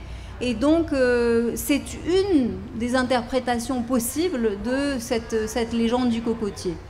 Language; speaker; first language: French; native; French